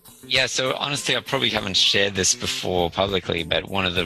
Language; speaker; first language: English; native; English